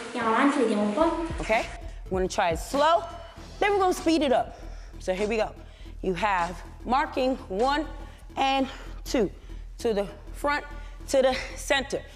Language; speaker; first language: English; native; English